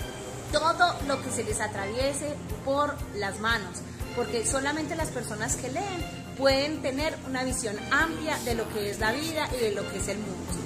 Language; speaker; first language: Spanish; native; Spanish